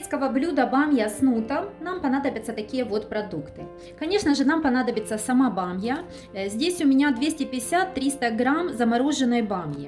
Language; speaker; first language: Russian; native; Russian